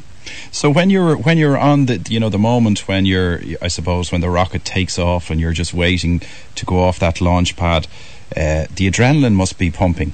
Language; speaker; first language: English; native; English